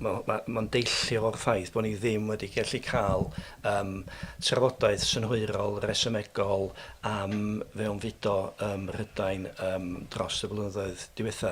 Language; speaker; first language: Welsh; native; Welsh